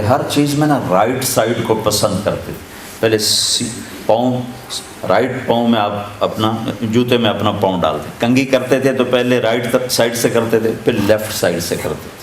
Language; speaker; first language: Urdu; non-native, local second language; Punjabi